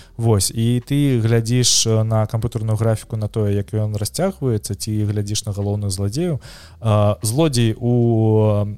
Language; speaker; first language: Belarusian; non-native, local second language; Russian